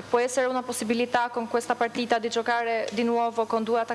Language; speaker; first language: Italian; non-native, fluent; Albanian